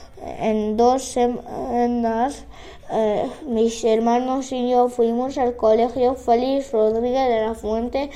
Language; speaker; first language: Spanish; early bilingual, other home language; Arabic